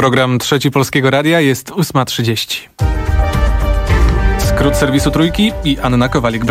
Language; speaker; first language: Polish; native; Polish